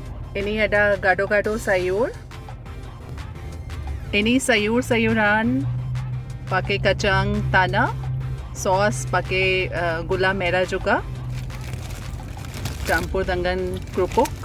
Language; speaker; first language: Indonesian; non-native, learner; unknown